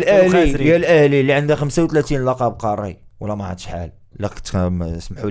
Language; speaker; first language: Arabic; native; Arabic